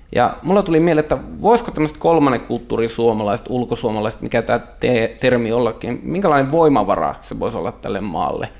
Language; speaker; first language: Finnish; native; Finnish